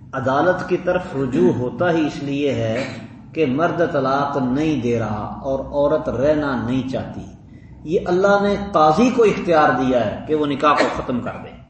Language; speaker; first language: Urdu; non-native, local second language; Punjabi